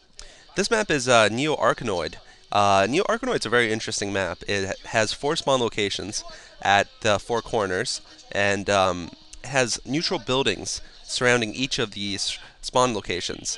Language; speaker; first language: English; native; English